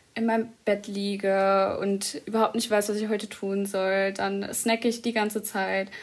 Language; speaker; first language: German; early bilingual, other home language; Arabic